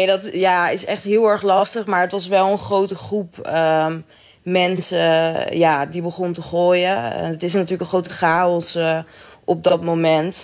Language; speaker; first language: Dutch; native; Dutch